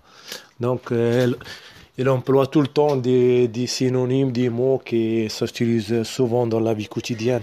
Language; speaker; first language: French; non-native, learner; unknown